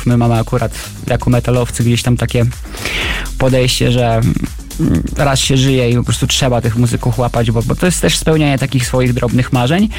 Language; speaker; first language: Polish; native; Polish